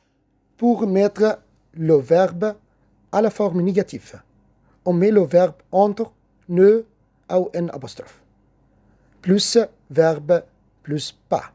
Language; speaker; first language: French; non-native, fluent; Arabic